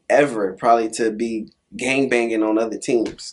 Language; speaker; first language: English; native; English